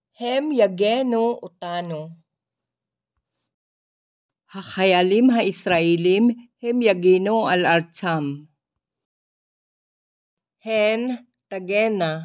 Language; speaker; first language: Hebrew; non-native, learner; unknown